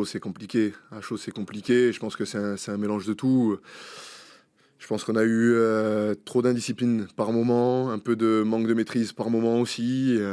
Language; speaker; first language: French; native; French